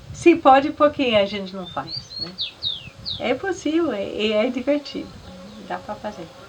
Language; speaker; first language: Portuguese; non-native, fluent; English